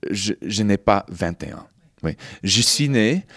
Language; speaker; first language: French; non-native, fluent; English